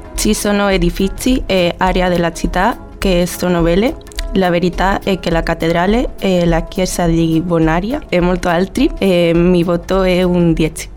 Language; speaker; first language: Italian; non-native, learner; Spanish